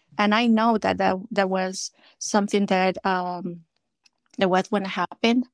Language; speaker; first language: English; non-native, fluent; Spanish